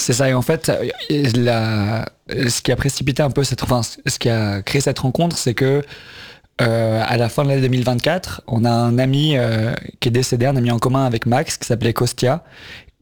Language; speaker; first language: French; native; French